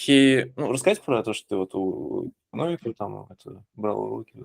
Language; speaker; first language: Russian; native; Russian